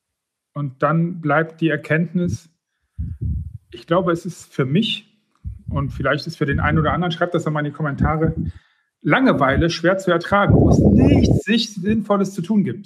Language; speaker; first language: German; native; German